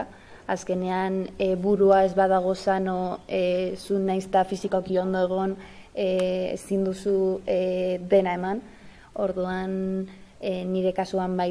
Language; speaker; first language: Basque; non-native, local second language; Spanish